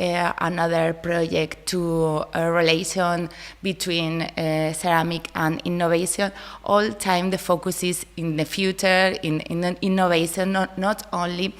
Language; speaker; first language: English; non-native, learner; Spanish